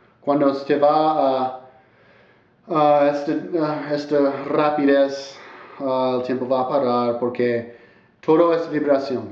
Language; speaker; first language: Spanish; non-native, learner; English